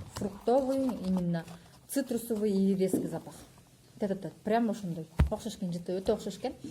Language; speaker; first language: Russian; non-native, local second language; Kyrgyz